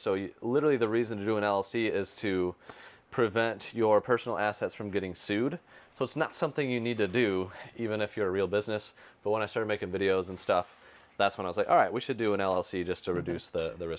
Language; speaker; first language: English; native; English